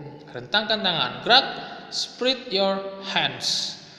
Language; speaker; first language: English; non-native, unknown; Indonesian